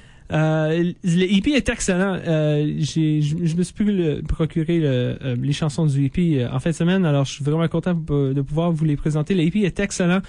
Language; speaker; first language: French; native; French